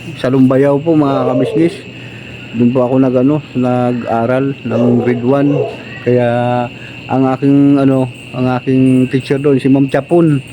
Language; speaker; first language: Filipino; non-native, local second language; Cebuano